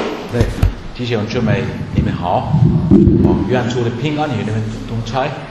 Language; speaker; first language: Chinese; non-native, learner; Finnish